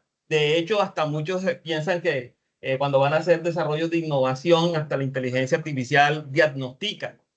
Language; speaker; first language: Spanish; native; Spanish